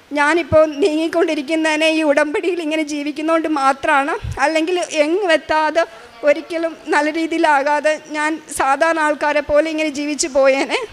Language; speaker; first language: Malayalam; native; Malayalam